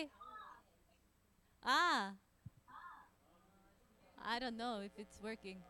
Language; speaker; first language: English; non-native, fluent; Korean